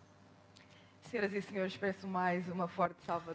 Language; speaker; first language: Portuguese; native; Portuguese